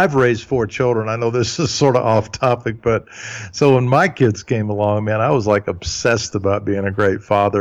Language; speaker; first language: English; early bilingual, other home language; German